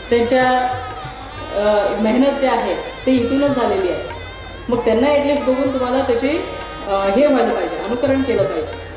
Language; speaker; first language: Marathi; non-native, fluent; Kannada